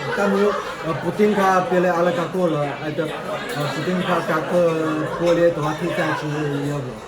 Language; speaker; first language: Russian; non-native, learner; Chinese